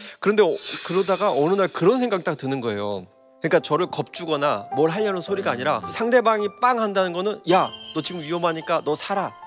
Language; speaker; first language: Korean; native; Korean